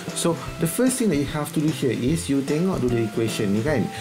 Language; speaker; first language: English; non-native, local second language; Malay